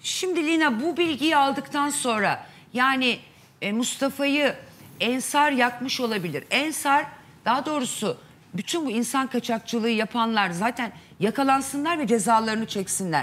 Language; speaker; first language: Turkish; native; Turkish